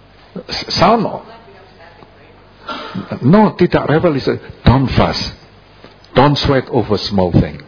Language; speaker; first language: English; non-native, fluent; Indonesian